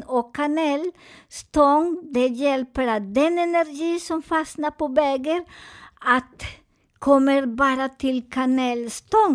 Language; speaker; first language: Swedish; non-native, fluent; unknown